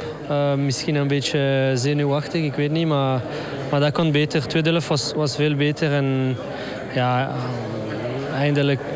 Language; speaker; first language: Dutch; non-native, local second language; French